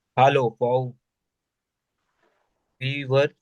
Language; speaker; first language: German; non-native, learner; Hindi